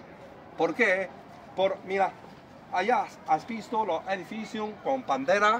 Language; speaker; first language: Spanish; non-native, learner; Chinese